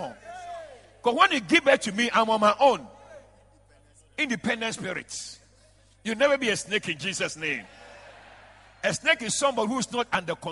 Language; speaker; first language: English; non-native, local second language; Akan